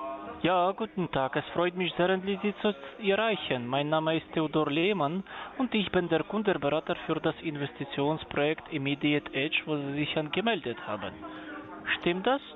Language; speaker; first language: German; non-native, fluent; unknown